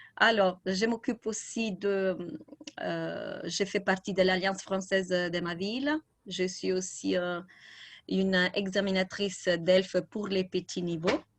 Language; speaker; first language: French; non-native, fluent; Italian